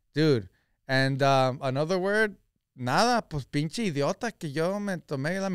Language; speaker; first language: Spanish; early bilingual, heritage; Spanish